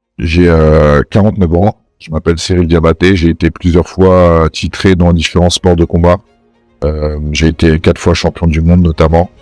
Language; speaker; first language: French; native; French